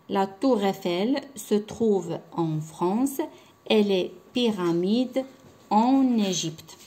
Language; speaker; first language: French; non-native, local second language; Arabic